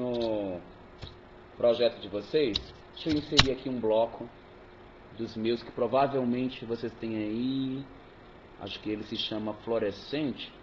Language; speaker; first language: Portuguese; native; Portuguese